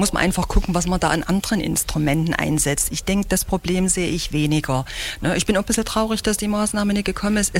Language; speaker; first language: German; native; German